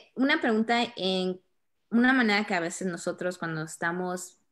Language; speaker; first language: Spanish; early bilingual, heritage; Spanish